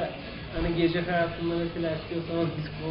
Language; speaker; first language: Turkish; non-native, local second language; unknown